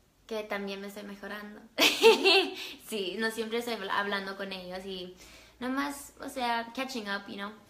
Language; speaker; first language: Spanish; early bilingual, other home language; English